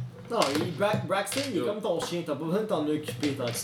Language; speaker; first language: French; native; French